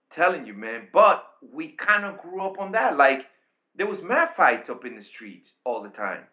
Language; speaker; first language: English; non-native, fluent; Spanish